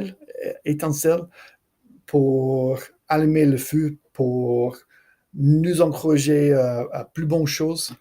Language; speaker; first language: French; non-native, learner; English